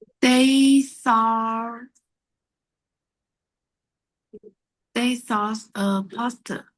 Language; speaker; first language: English; non-native, learner; Vietnamese